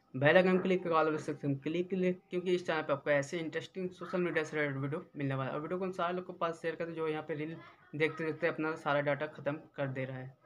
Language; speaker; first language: Hindi; native; Hindi